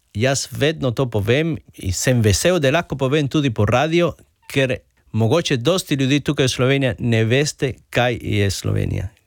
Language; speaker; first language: Slovenian; non-native, learner; Spanish